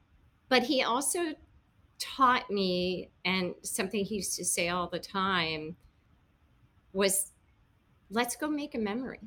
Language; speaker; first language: English; native; English